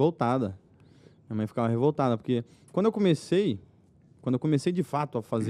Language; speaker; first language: Portuguese; native; Portuguese